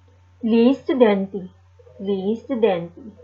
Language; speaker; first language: Italian; non-native, fluent; English